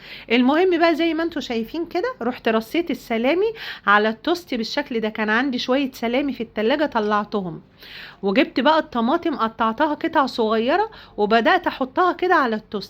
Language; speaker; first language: Arabic; native; Arabic